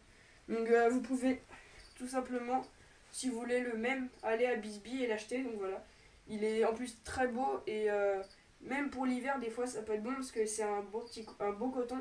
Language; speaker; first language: French; native; French